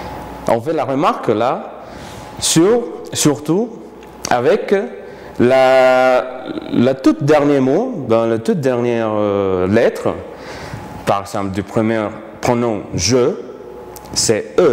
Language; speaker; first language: French; non-native, fluent; Spanish